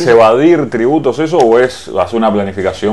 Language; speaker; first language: Spanish; native; Spanish